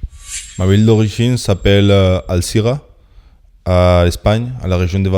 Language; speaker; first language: French; non-native, fluent; Spanish